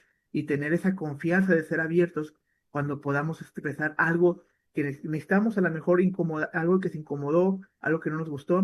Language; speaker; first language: Spanish; native; Spanish